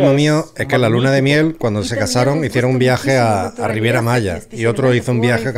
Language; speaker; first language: Spanish; native; Spanish